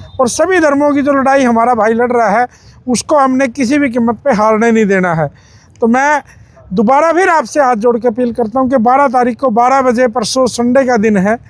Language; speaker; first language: Hindi; non-native, local second language; Punjabi